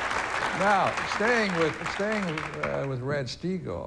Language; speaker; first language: English; native; English